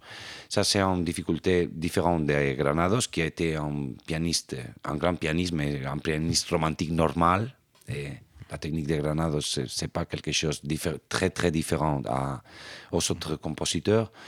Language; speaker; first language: French; non-native, fluent; Spanish